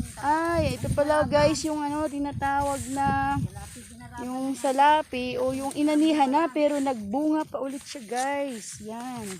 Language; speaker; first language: Filipino; non-native, local second language; Kinaray-a